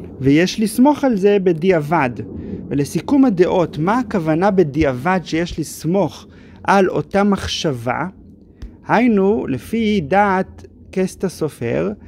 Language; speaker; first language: Hebrew; native; Hebrew